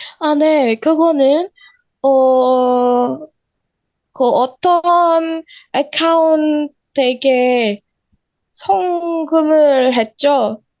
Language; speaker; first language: Korean; non-native, learner; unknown